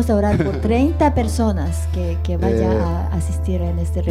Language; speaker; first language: Spanish; non-native, fluent; Japanese